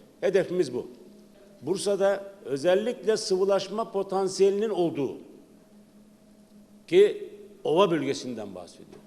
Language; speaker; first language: Turkish; native; Turkish